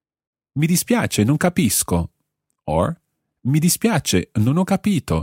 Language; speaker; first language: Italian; non-native, fluent; English